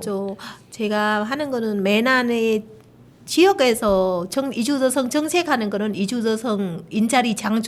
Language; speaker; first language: Korean; non-native, learner; Vietnamese